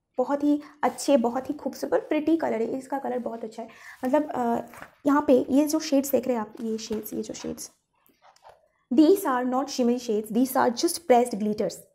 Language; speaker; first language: Hindi; non-native, local second language; Bangla